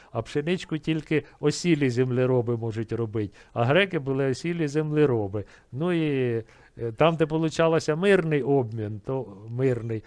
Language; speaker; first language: Ukrainian; native; Ukrainian